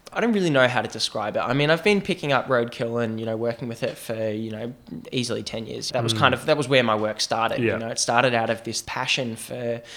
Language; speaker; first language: English; native; English